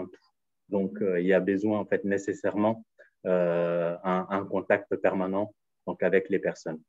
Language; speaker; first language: French; native; French